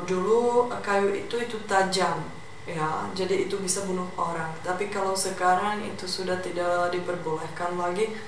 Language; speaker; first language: Indonesian; non-native, fluent; Czech